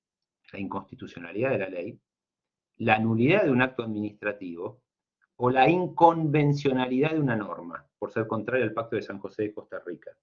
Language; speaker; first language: Spanish; native; Spanish